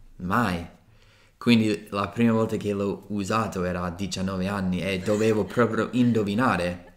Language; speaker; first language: Italian; non-native, fluent; English